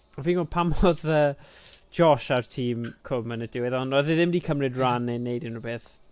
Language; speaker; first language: Welsh; non-native, local second language; English